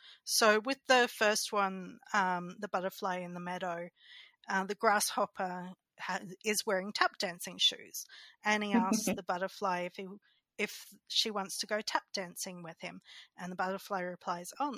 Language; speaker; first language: English; native; English